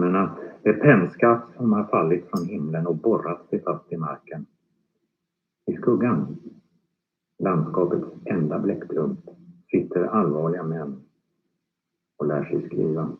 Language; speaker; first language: Swedish; native; Swedish